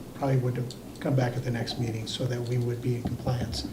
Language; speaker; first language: English; early bilingual, other home language; Spanish